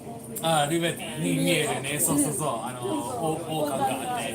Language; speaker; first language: Japanese; non-native, learner; English